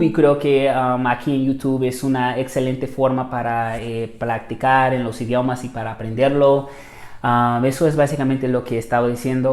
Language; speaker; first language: Spanish; non-native, fluent; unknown